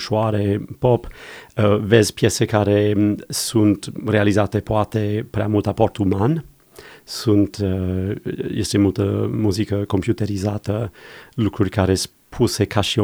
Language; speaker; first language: Romanian; non-native, fluent; English